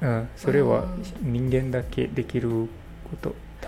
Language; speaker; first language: Japanese; non-native, learner; English